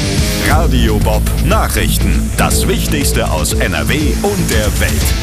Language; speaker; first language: German; native; German